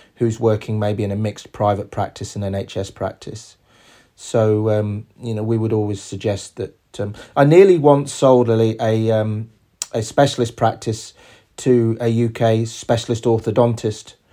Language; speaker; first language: English; native; English